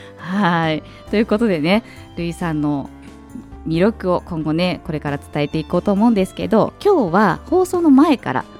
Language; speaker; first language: Japanese; native; Japanese